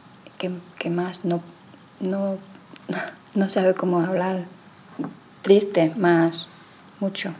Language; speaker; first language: Spanish; non-native, learner; Chinese